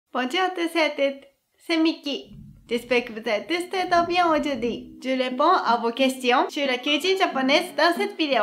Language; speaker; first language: French; non-native, fluent; Japanese